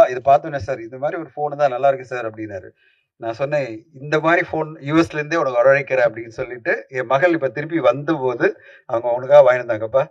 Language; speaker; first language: Tamil; native; Tamil